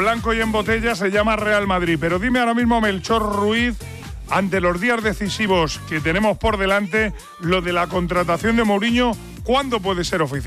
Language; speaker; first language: Spanish; native; Spanish